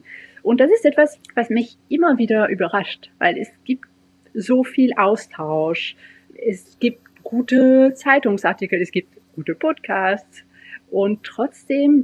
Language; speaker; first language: German; non-native, fluent; French